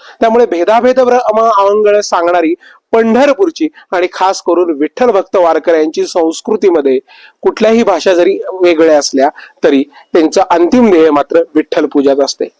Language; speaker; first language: Marathi; native; Marathi